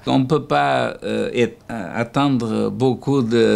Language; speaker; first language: French; non-native, learner; Portuguese